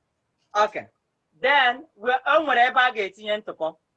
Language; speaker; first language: Igbo; native; Igbo